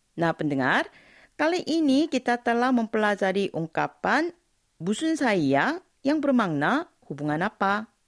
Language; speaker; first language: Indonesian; non-native, fluent; Korean